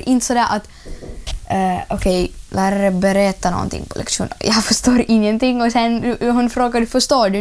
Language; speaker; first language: Swedish; early bilingual, other home language; Ukrainian